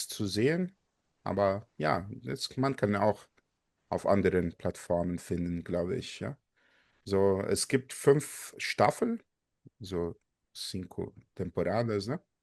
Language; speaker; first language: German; non-native, fluent; Portuguese